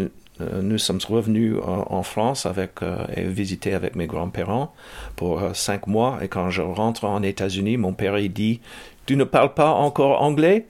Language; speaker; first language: French; early bilingual, heritage; English